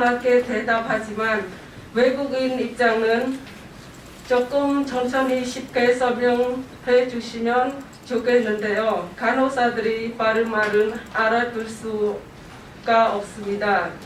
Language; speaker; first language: Korean; non-native, learner; Khmer